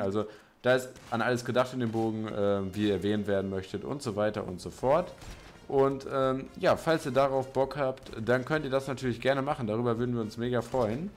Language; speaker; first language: German; native; German